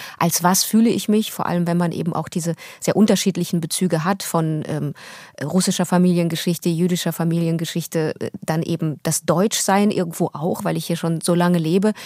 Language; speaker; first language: German; early bilingual, other home language; Russian